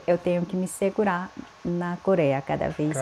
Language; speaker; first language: Portuguese; non-native, fluent; Korean